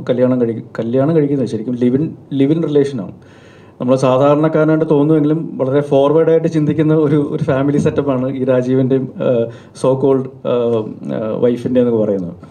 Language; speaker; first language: Malayalam; native; Malayalam